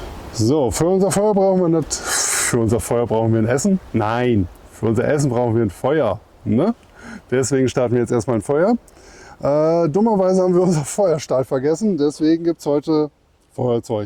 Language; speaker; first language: German; native; German